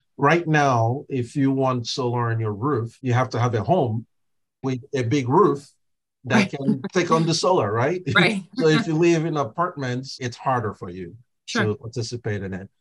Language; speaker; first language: English; non-native, local second language; Igbo